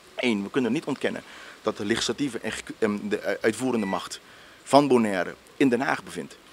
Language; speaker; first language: Dutch; non-native, local second language; Papiamento